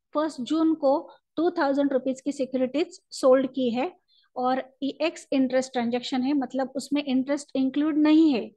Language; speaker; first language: Hindi; non-native, local second language; Marathi